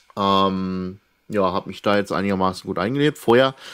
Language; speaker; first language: German; native; German